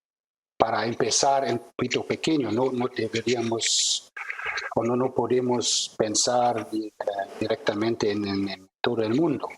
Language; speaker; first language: Spanish; non-native, fluent; German